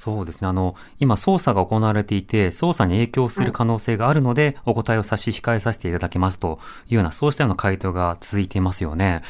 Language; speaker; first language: Japanese; native; Japanese